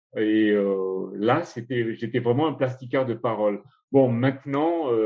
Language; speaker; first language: French; non-native, local second language; Malagasy